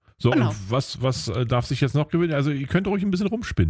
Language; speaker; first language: German; native; German